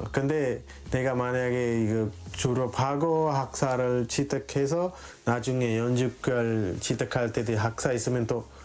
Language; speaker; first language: Korean; non-native, fluent; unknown